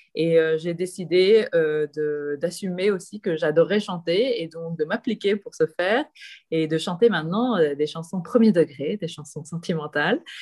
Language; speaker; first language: French; early bilingual, other home language; Korean